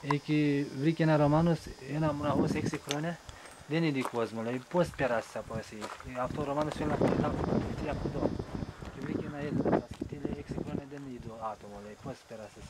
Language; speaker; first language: Greek; non-native, learner; Romanian